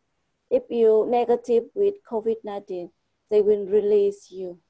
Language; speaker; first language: English; non-native, fluent; Vietnamese